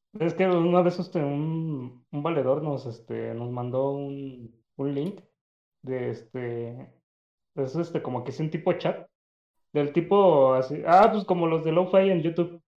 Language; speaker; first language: Spanish; native; Spanish